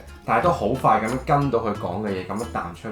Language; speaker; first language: Cantonese; native; Cantonese